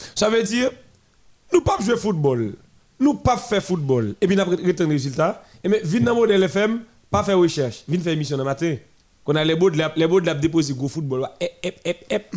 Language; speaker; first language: French; non-native, local second language; Haitian Creole